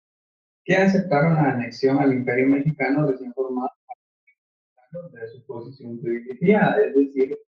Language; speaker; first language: Spanish; native; Spanish